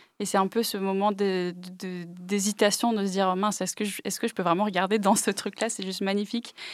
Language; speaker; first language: French; early bilingual, other home language; English